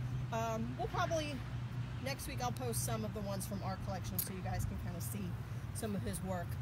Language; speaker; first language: English; native; English